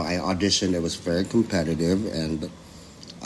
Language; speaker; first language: English; non-native, local second language; Filipino